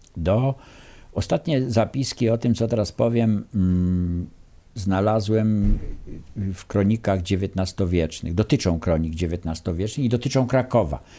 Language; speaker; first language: Polish; native; Polish